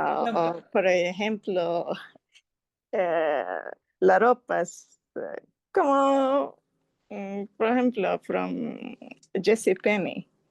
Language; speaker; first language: Spanish; non-native, learner; English